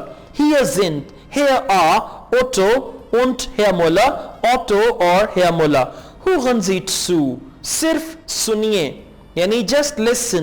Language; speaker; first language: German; non-native, learner; Urdu